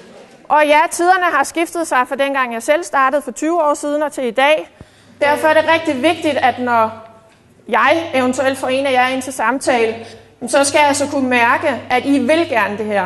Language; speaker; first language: Danish; native; Danish